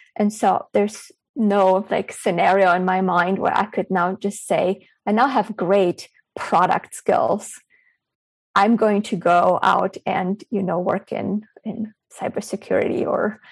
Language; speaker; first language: English; early bilingual, other home language; Bulgarian